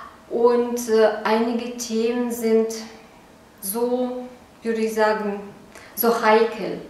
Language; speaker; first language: German; non-native, fluent; Russian